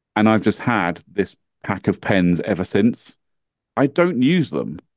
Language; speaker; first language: English; native; English